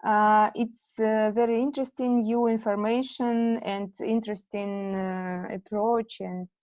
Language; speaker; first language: English; non-native, learner; Russian